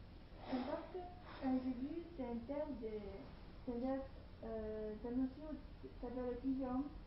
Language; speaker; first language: French; non-native, learner; Chinese